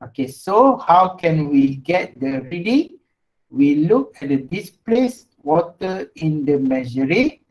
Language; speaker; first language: English; non-native, local second language; Malay